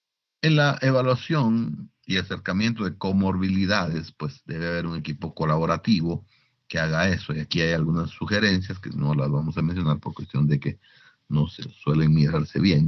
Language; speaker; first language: Spanish; native; Spanish